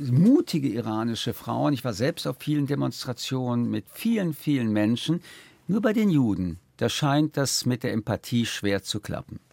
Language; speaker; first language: German; early bilingual, other home language; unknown